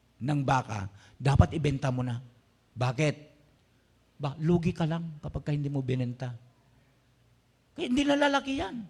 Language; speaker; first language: Filipino; non-native, local second language; Pampanga